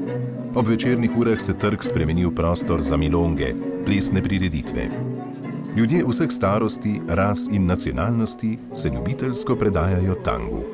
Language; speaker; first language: Slovenian; native; Slovenian